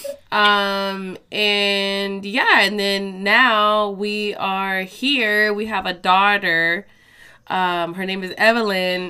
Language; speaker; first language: English; early bilingual, other home language; Spanish